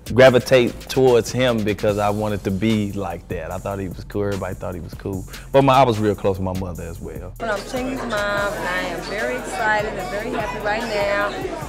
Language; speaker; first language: English; native; English